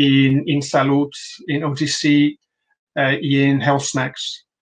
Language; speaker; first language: Spanish; non-native, fluent; Dutch